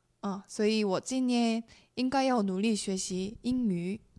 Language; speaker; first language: Chinese; non-native, fluent; Korean